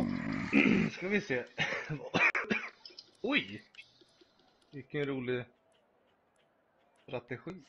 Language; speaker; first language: Swedish; native; Swedish